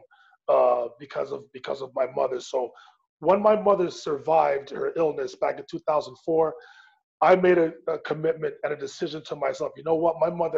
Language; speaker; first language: English; native; English